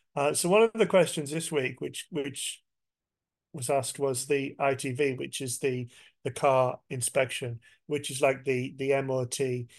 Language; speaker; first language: English; native; English